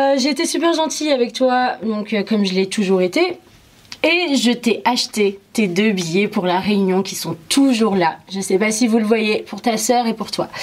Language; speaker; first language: French; early bilingual, other home language; Arabic